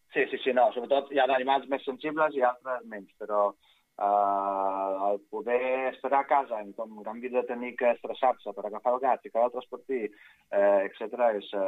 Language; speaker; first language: Catalan; non-native, fluent; Italian